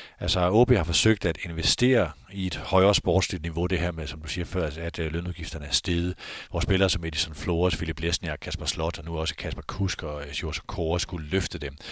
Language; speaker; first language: Danish; native; Danish